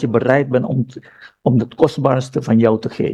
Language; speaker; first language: Dutch; non-native, fluent; Indonesian